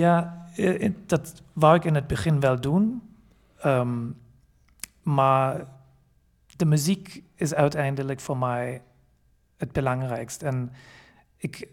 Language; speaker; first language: Dutch; non-native, fluent; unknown